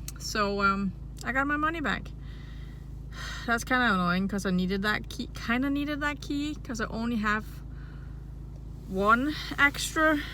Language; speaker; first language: English; non-native, fluent; Danish